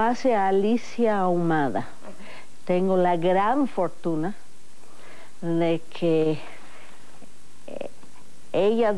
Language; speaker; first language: Spanish; non-native, fluent; English